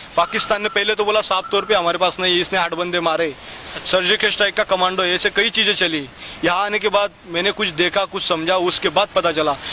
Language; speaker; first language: Hindi; non-native, local second language; Marathi